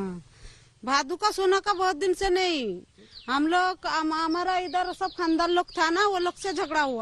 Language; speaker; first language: Hindi; non-native, local second language; Bangla